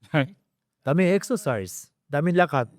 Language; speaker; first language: Filipino; non-native, learner; Japanese